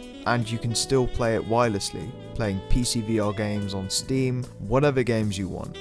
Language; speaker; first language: English; native; English